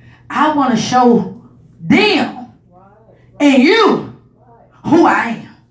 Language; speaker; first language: English; native; English